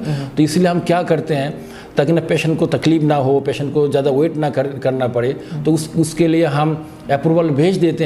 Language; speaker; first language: Hindi; non-native, fluent; Bangla